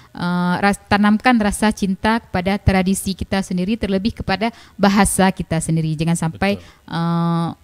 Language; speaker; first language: Indonesian; non-native, local second language; Achinese